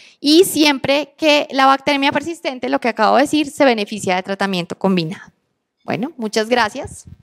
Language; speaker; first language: Spanish; native; Spanish